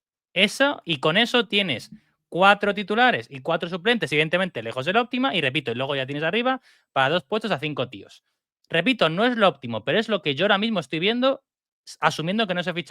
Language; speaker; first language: Spanish; native; Spanish